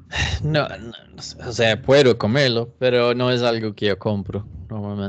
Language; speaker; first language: Spanish; non-native, fluent; Swedish